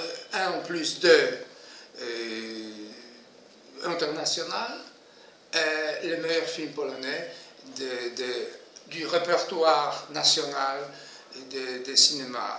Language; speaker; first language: French; non-native, fluent; Polish